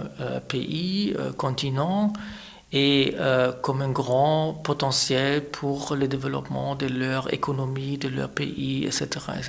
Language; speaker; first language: French; non-native, fluent; German